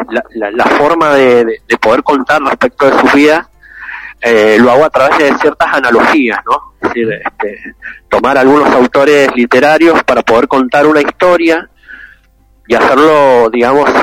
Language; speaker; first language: Spanish; native; Spanish